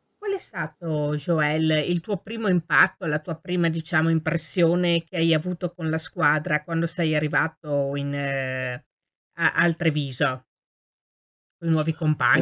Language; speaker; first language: Italian; native; Italian